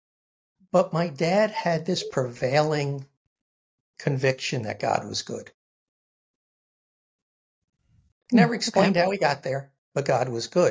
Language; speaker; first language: English; native; English